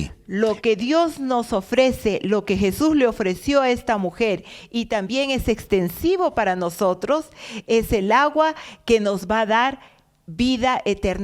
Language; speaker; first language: Spanish; native; Spanish